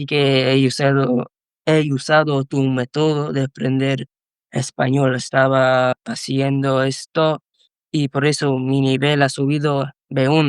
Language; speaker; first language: Spanish; non-native, learner; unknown